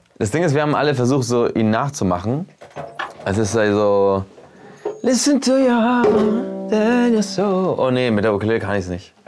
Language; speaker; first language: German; early bilingual, heritage; German